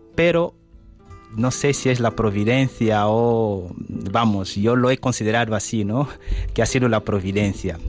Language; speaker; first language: Spanish; non-native, fluent; Portuguese